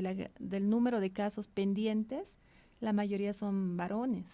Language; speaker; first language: Spanish; native; Spanish